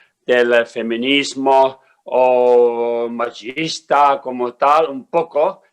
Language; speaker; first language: Spanish; non-native, learner; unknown